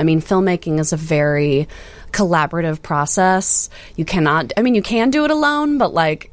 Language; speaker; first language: English; native; English